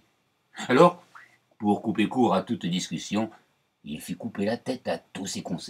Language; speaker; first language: French; native; French